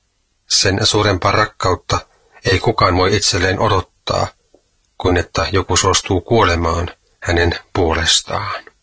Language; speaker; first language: Finnish; native; Finnish